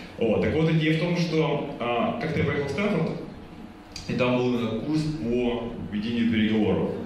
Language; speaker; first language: Russian; native; Russian